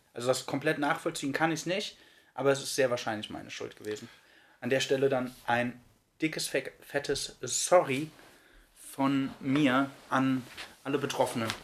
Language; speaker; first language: German; native; German